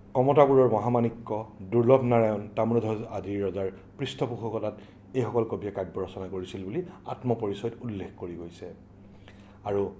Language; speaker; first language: Assamese; native; Assamese